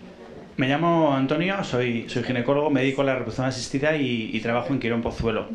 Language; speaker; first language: Spanish; native; Spanish